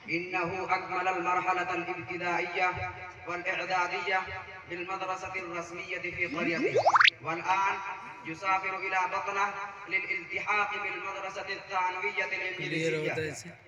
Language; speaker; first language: Arabic; non-native, learner; Urdu